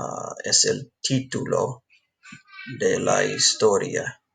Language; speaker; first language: Spanish; non-native, fluent; English